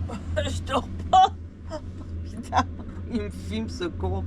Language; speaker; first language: French; native; French